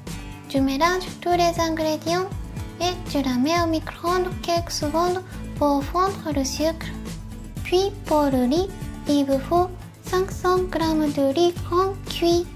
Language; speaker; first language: French; non-native, fluent; Japanese